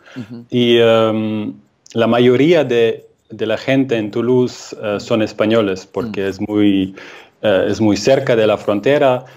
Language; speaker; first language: Spanish; non-native, fluent; Russian